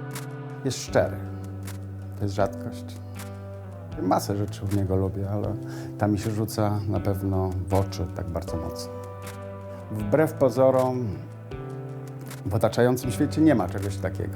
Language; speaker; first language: Polish; native; Polish